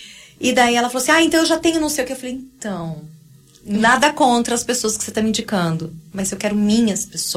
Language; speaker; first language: Portuguese; native; Portuguese